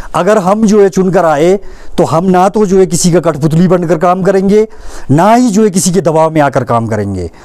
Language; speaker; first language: Hindi; native; Hindi